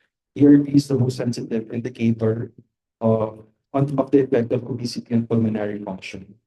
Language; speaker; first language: English; non-native, local second language; Filipino